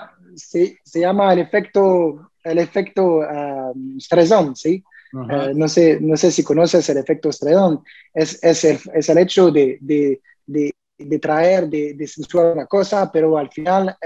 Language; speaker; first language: Spanish; non-native, learner; French